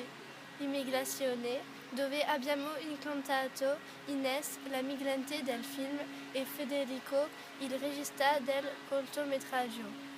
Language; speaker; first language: Italian; non-native, learner; French